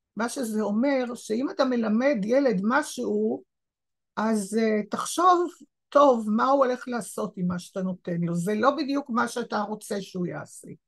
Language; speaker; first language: Hebrew; native; Hebrew